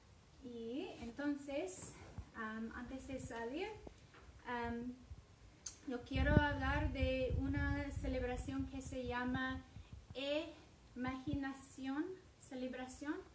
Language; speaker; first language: Spanish; non-native, fluent; English